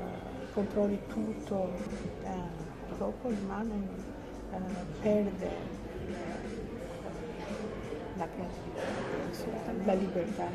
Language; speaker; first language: Italian; non-native, fluent; Albanian